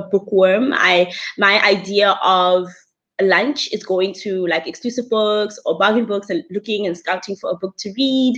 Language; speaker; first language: English; non-native, local second language; Tswana